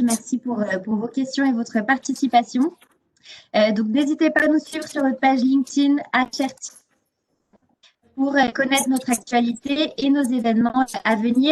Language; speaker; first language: French; native; French